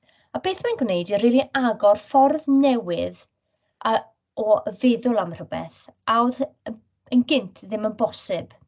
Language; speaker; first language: Welsh; native; Welsh